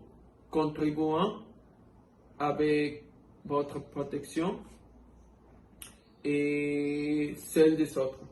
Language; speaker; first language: French; non-native, fluent; Spanish